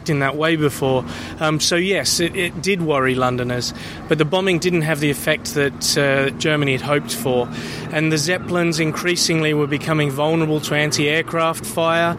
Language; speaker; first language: English; native; English